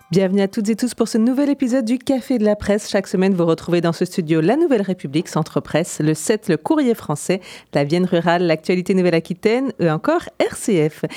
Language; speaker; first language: French; native; French